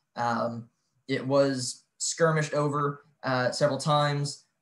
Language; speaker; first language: English; native; English